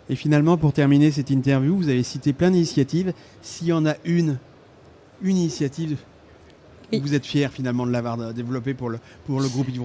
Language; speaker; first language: French; native; French